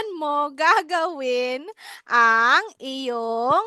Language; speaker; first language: Filipino; native; Filipino